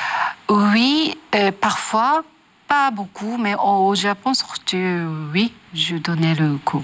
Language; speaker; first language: French; non-native, learner; Japanese